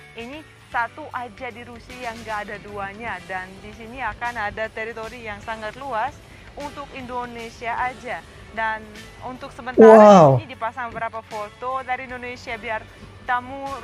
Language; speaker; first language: Indonesian; non-native, fluent; Russian